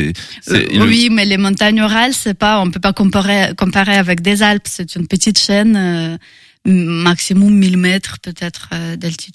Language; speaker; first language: French; non-native, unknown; Russian